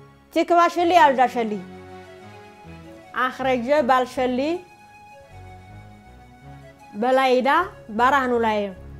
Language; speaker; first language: Hebrew; non-native, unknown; Amharic